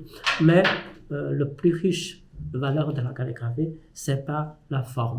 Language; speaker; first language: French; non-native, fluent; Chinese